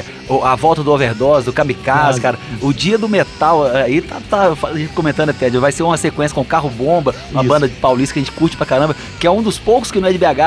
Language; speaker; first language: Portuguese; native; Portuguese